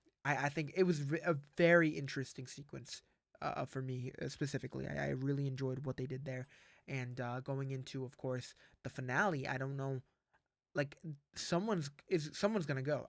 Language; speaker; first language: English; native; English